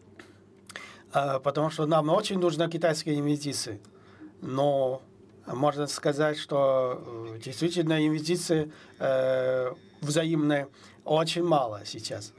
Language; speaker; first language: Russian; non-native, fluent; Chinese